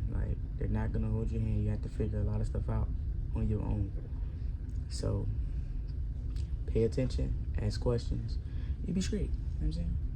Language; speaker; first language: English; native; English